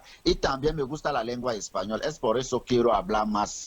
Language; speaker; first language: Spanish; non-native, learner; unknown